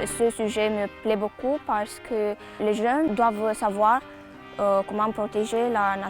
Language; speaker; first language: French; non-native, fluent; Romanian